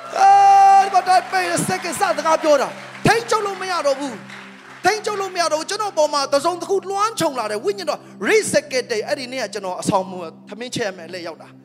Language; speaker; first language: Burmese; non-native, local second language; Tedim Chin